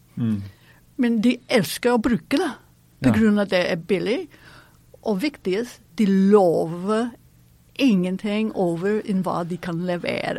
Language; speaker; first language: Norwegian; non-native, fluent; English